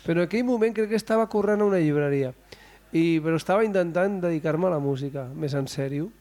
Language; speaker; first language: Catalan; non-native, local second language; Spanish